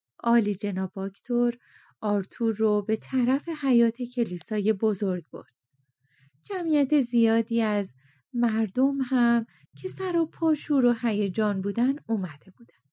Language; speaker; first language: Persian; native; Persian